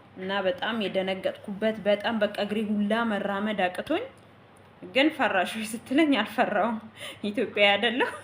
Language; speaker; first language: Amharic; native; Amharic